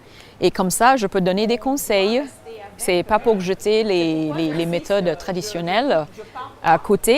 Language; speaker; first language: French; non-native, fluent; English